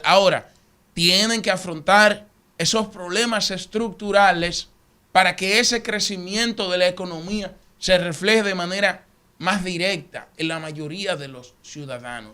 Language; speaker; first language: Spanish; native; Spanish